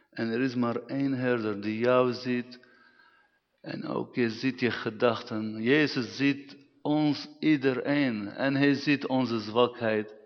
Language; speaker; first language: Dutch; non-native, fluent; Arabic